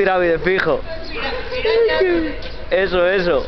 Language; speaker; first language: Spanish; native; Spanish